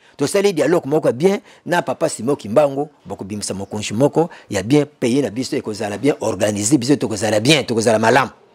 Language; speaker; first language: Lingala; non-native, local second language; Kongo